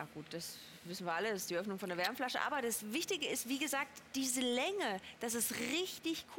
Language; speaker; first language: German; native; German